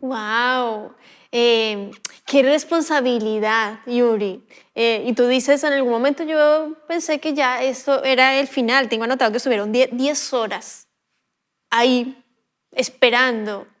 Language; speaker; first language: Spanish; native; Spanish